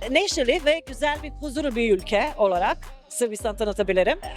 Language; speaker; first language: Turkish; early bilingual, heritage; Serbian